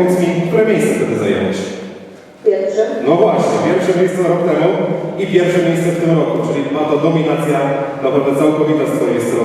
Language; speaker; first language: Polish; native; Polish